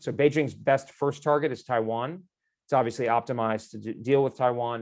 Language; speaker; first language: English; native; English